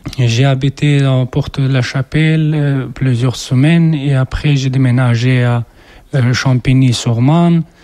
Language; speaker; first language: French; non-native, learner; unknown